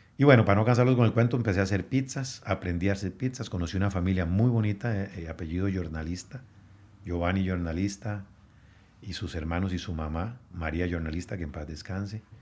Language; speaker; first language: Spanish; native; Spanish